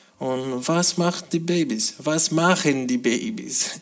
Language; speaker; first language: German; non-native, learner; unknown